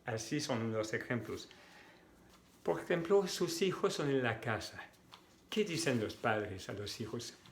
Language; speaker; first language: Spanish; non-native, fluent; French